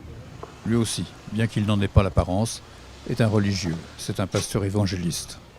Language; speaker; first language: French; native; French